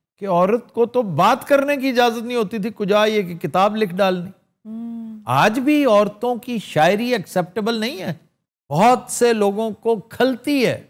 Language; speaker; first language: Urdu; native; Urdu